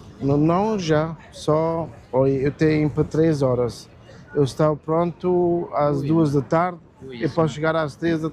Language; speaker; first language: Portuguese; early bilingual, heritage; German